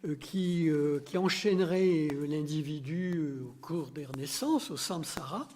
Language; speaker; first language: French; native; French